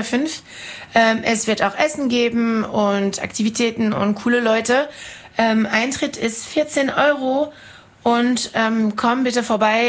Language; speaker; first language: German; non-native, fluent; French